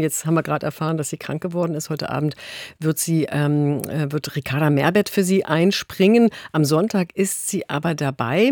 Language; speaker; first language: German; native; German